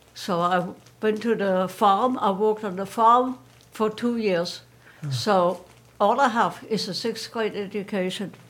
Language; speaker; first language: English; non-native, fluent; German